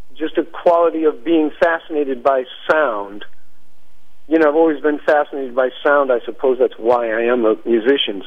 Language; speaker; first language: English; native; English